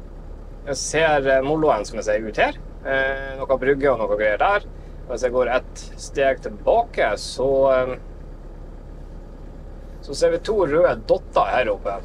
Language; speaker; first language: Norwegian; native; Norwegian